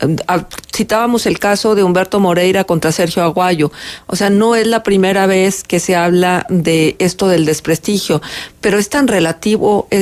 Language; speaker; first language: Spanish; native; Spanish